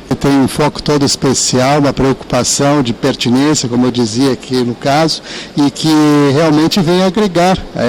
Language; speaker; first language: Portuguese; native; Portuguese